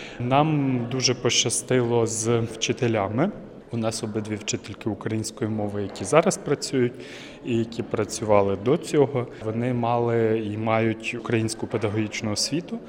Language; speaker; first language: Ukrainian; native; Ukrainian